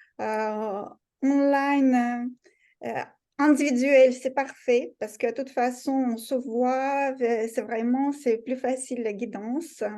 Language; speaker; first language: French; non-native, fluent; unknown